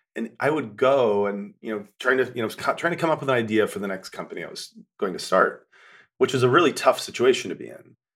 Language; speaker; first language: English; native; English